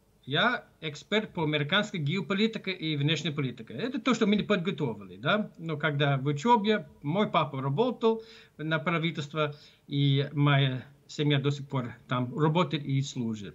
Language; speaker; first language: Russian; non-native, fluent; English